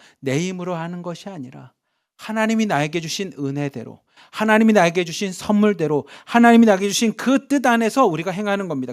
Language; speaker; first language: Korean; native; Korean